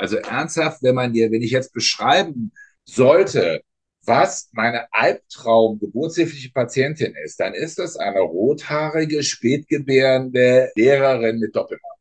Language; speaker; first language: German; native; German